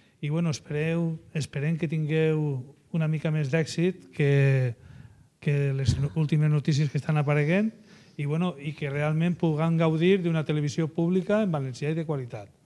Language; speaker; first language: Catalan; native; Catalan